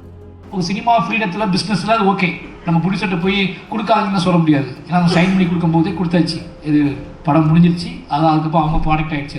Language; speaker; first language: Tamil; native; Tamil